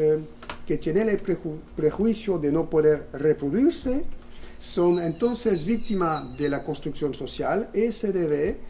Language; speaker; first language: Spanish; non-native, fluent; German